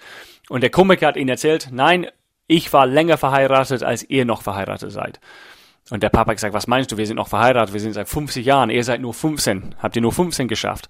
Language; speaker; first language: German; non-native, fluent; English